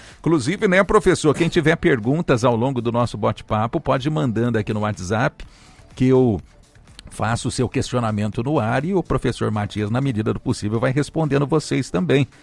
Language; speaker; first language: Portuguese; native; Portuguese